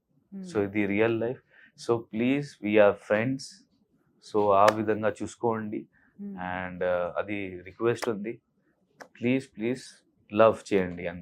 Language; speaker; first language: Telugu; non-native, learner; Hindi